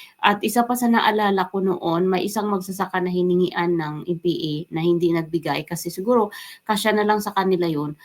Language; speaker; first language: Filipino; non-native, local second language; Waray